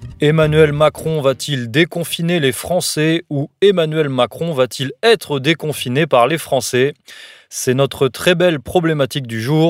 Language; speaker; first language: French; native; French